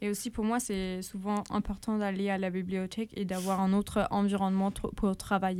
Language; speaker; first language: French; non-native, fluent; German